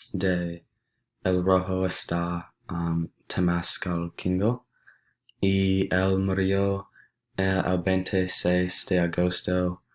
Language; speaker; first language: Spanish; non-native, learner; English